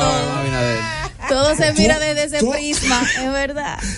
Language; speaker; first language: Spanish; native; Spanish